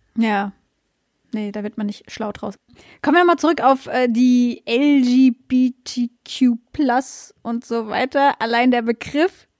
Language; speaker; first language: German; native; German